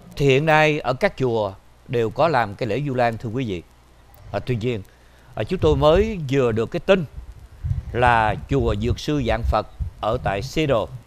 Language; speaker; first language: Vietnamese; native; Vietnamese